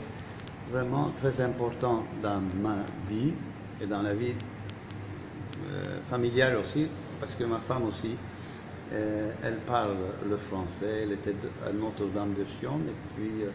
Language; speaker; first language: French; non-native, fluent; Turkish